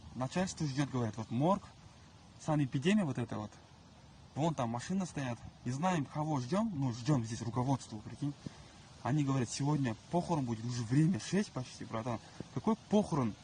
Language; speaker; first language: Russian; non-native, local second language; Kazakh